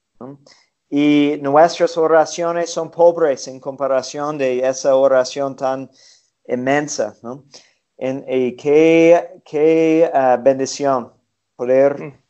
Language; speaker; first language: Spanish; non-native, fluent; English